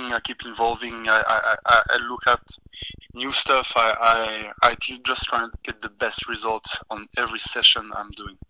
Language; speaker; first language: English; non-native, fluent; French